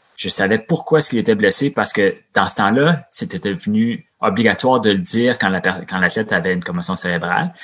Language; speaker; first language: French; native; French